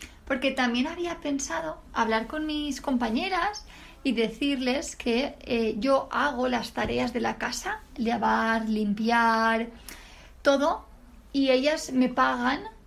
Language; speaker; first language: Spanish; native; Spanish